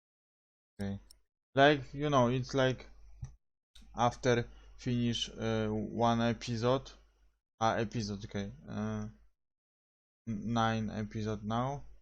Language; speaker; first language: English; non-native, learner; Polish